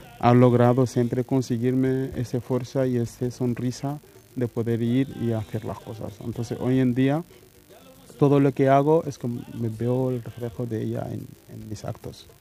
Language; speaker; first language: Spanish; non-native, fluent; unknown